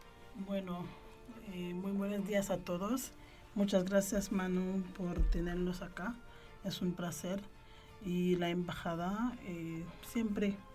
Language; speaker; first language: Spanish; non-native, fluent; Haitian Creole